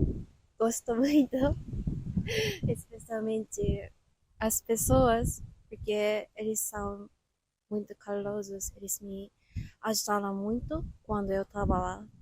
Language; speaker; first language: Portuguese; non-native, fluent; Japanese